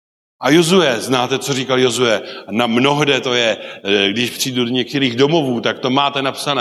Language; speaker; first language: Czech; non-native, local second language; Polish